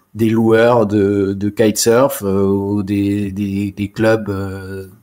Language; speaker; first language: French; native; French